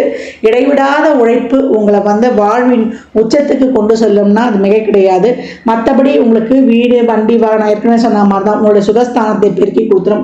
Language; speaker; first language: Tamil; native; Tamil